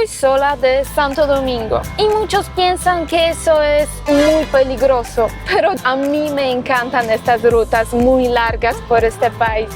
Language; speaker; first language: Spanish; non-native, fluent; Polish